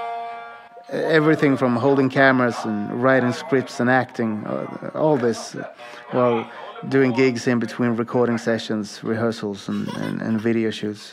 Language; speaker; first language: English; non-native, fluent; Swedish